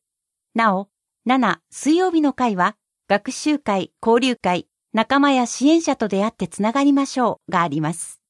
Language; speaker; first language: Japanese; native; Japanese